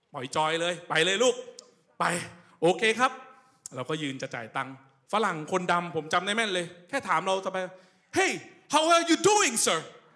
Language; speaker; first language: Thai; native; Thai